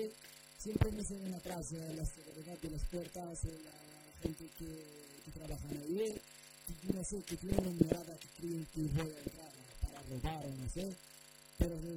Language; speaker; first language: Spanish; non-native, learner; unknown